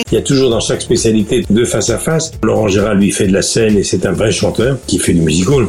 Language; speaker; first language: French; native; French